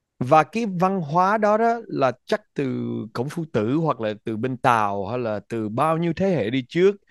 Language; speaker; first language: Vietnamese; early bilingual, heritage; Vietnamese